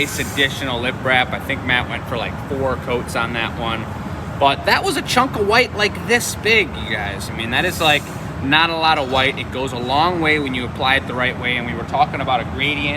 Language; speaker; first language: English; native; English